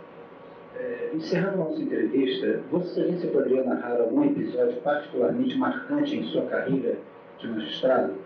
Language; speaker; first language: Portuguese; native; Portuguese